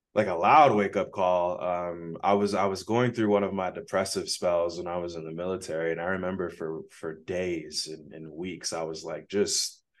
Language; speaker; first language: English; native; English